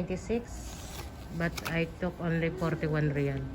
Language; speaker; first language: English; non-native, learner; Filipino